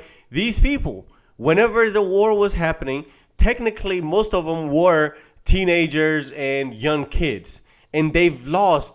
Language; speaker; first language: English; native; English